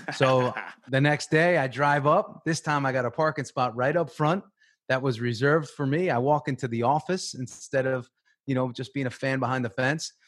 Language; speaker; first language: English; native; English